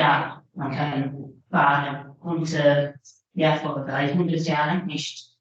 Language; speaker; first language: German; non-native, learner; Italian